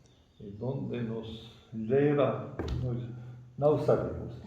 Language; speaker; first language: Portuguese; non-native, fluent; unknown